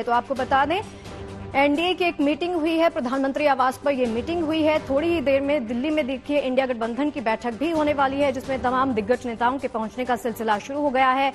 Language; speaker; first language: Hindi; native; Hindi